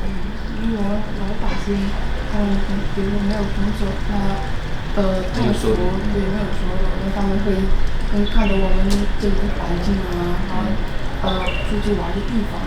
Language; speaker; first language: Chinese; non-native, fluent; Indonesian